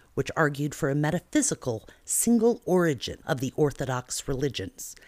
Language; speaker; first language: English; native; English